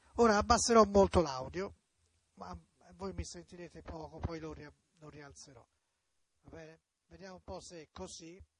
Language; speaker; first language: Italian; native; Italian